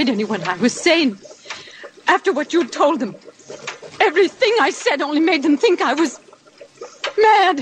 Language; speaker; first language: English; non-native, fluent; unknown